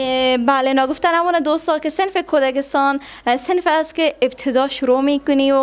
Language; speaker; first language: Persian; native; Persian